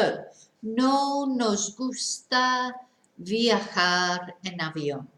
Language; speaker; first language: Spanish; non-native, fluent; English